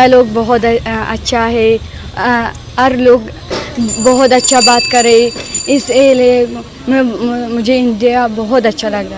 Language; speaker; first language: Hindi; non-native, learner; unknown